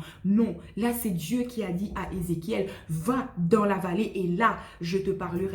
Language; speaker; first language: French; native; French